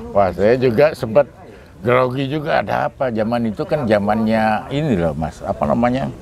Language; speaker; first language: Indonesian; native; Indonesian